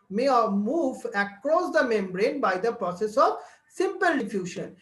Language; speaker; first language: English; non-native, local second language; Bangla